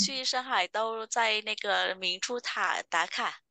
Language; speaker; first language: Chinese; non-native, learner; Vietnamese